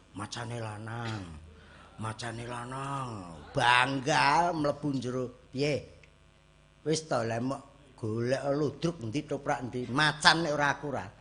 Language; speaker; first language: Javanese; native; Javanese